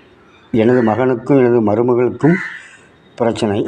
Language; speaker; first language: Tamil; native; Tamil